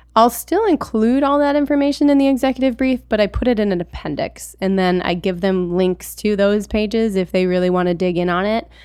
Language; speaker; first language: English; native; English